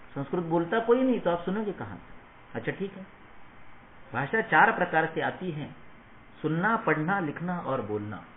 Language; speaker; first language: Hindi; non-native, local second language; Marathi